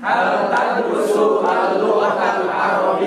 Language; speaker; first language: Arabic; non-native, learner; Indonesian